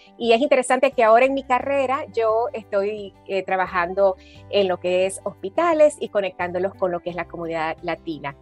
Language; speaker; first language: Spanish; native; Spanish